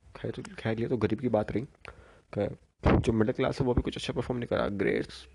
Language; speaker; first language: Hindi; native; Hindi